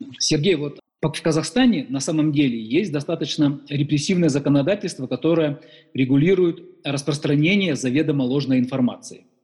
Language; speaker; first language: Russian; native; Russian